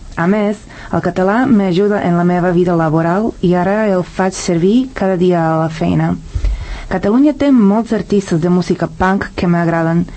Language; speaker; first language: Catalan; non-native, fluent; Serbian